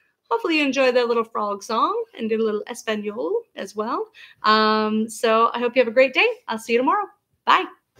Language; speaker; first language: English; native; English